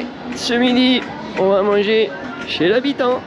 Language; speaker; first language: French; native; French